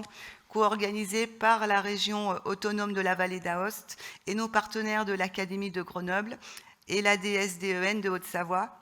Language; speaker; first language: French; native; French